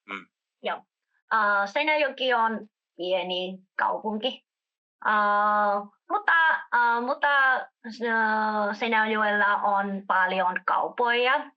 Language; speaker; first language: Finnish; non-native, learner; Vietnamese